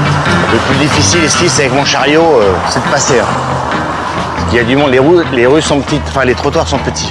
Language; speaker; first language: French; native; French